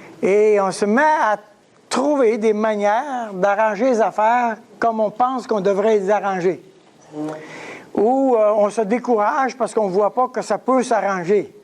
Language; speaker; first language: French; native; French